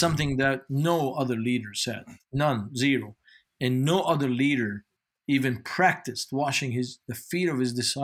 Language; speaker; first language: English; non-native, fluent; Arabic